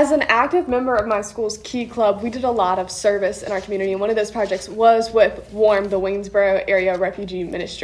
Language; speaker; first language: English; native; English